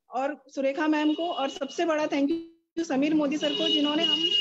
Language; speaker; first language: Hindi; native; Hindi